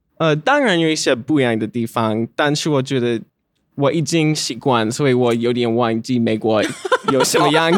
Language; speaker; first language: Chinese; non-native, learner; English